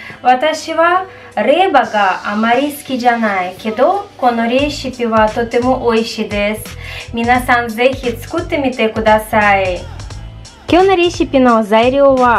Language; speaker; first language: Japanese; non-native, fluent; Russian